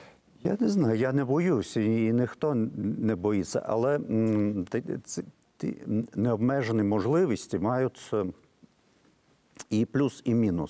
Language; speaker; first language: Ukrainian; non-native, fluent; Lithuanian